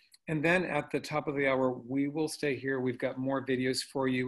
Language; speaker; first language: English; native; English